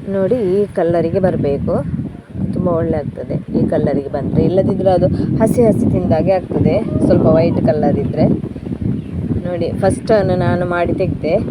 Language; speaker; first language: Kannada; non-native, local second language; Tulu